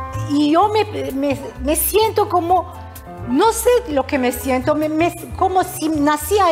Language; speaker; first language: Spanish; early bilingual, heritage; Ladino